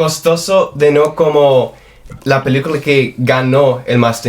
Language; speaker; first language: Spanish; non-native, fluent; English